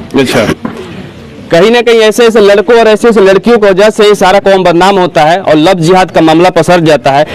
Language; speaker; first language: Hindi; native; Hindi